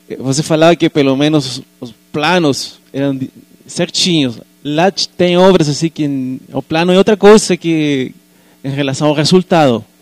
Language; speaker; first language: Portuguese; non-native, fluent; Spanish